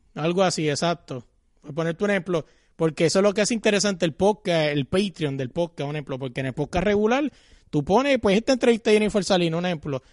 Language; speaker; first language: Spanish; native; Spanish